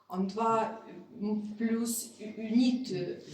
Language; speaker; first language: French; non-native, learner; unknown